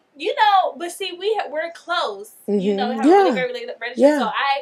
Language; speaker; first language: English; native; English